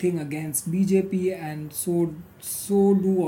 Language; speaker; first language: English; non-native, local second language; Marathi